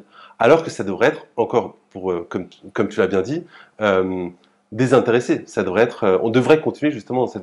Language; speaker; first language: French; native; French